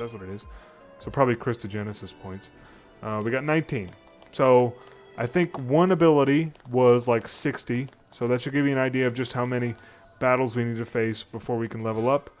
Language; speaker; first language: English; native; English